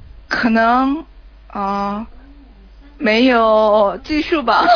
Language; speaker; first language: Chinese; non-native, learner; Korean